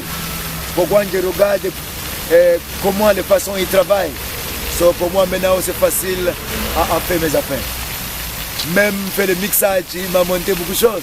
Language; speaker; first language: French; non-native, learner; English